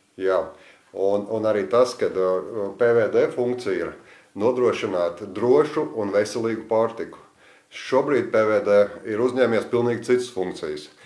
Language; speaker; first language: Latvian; native; Latvian